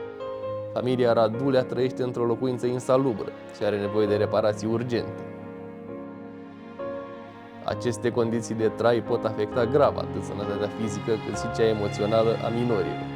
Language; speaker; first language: Romanian; native; Romanian